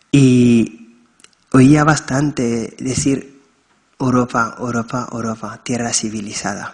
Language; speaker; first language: Spanish; non-native, fluent; Wolof